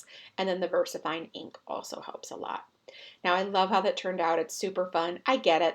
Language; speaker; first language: English; native; English